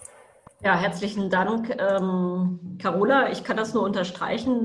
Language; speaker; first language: German; native; German